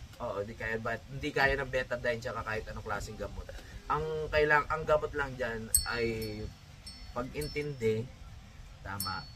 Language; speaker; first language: Filipino; non-native, local second language; Hiligaynon